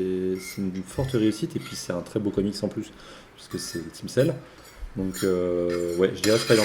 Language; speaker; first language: French; native; French